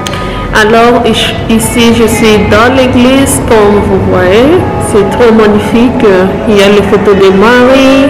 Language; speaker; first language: French; non-native, local second language; Lingala